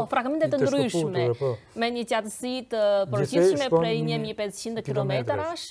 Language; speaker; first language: Albanian; non-native, fluent; Chinese